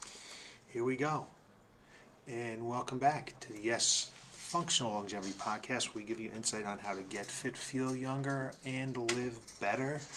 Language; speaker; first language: English; native; English